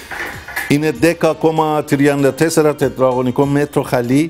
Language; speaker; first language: Greek; non-native, learner; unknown